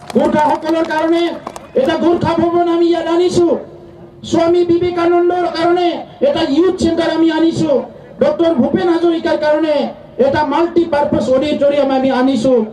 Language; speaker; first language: Assamese; non-native, local second language; Bodo